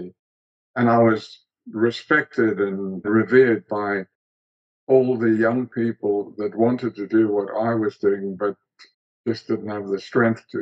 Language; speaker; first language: English; early bilingual, other home language; Greek